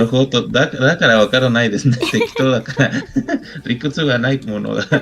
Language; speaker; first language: Japanese; non-native, learner; Spanish